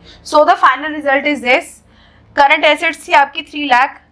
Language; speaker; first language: Hindi; native; Hindi